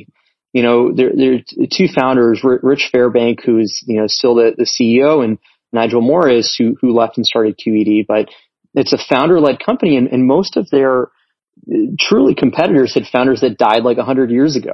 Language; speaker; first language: English; native; English